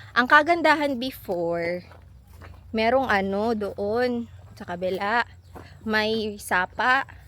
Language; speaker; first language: Filipino; non-native, local second language; Cebuano